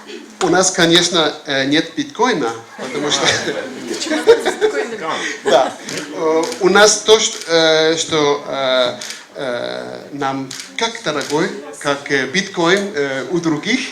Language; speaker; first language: Russian; non-native, fluent; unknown